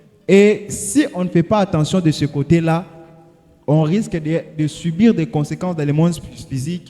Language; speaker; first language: French; non-native, local second language; Lingala